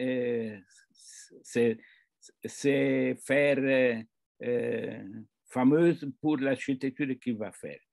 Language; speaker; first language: French; non-native, fluent; Italian